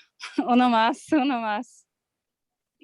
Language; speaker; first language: Spanish; non-native, learner; English